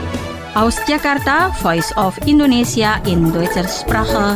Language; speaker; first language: German; non-native, fluent; Indonesian